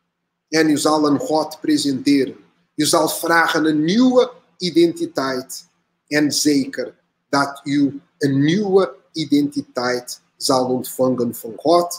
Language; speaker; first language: Dutch; non-native, learner; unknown